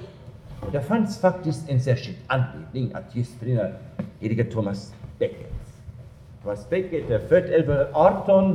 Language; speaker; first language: Swedish; non-native, fluent; German